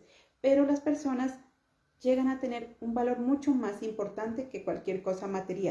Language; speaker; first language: Spanish; native; Spanish